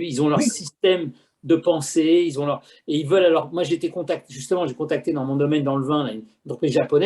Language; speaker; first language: French; native; French